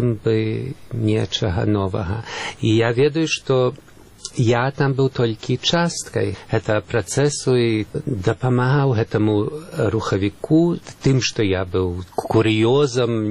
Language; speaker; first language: Belarusian; early bilingual, heritage; Belarusian